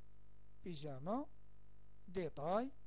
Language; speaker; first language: French; non-native, local second language; Arabic